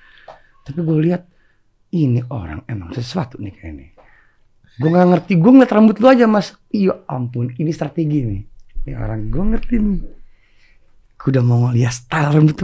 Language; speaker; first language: Indonesian; native; Indonesian